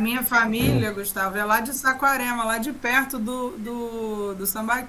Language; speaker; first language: Portuguese; native; Portuguese